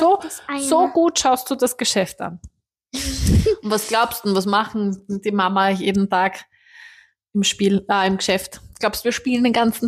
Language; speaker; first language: German; native; German